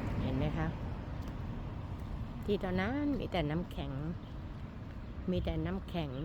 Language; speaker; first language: Thai; native; Thai